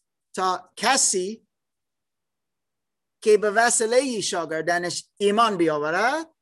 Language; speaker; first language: Persian; non-native, learner; German